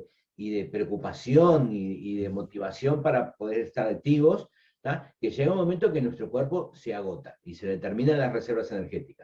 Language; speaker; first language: Spanish; native; Spanish